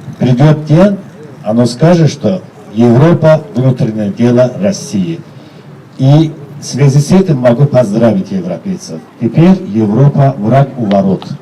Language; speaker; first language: Russian; non-native, local second language; Chechen